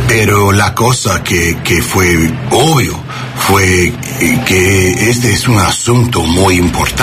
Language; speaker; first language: Spanish; non-native, learner; English